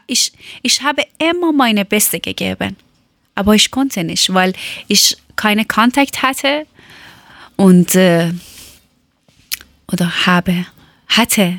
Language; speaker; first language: German; non-native, learner; Persian